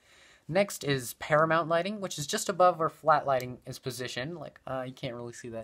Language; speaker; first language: English; native; English